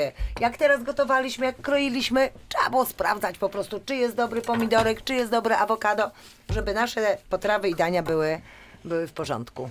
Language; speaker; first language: Polish; native; Polish